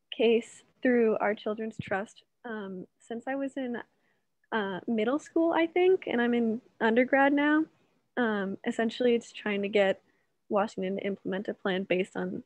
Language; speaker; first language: English; native; English